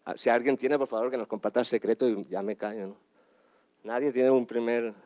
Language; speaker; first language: Spanish; native; Spanish